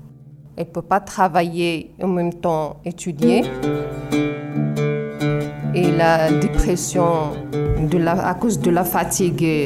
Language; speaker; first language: French; non-native, learner; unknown